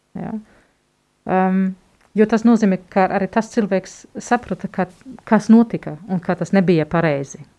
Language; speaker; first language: Latvian; non-native, fluent; German